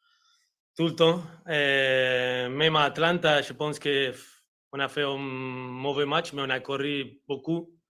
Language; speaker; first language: French; non-native, fluent; Spanish